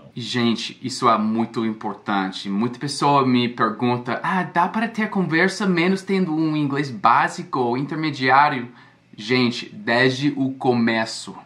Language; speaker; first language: Portuguese; non-native, fluent; English